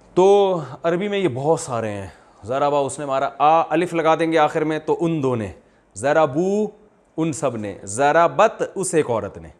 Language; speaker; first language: Urdu; native; Urdu